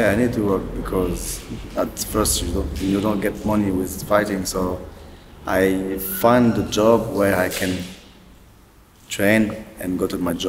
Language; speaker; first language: English; non-native, learner; French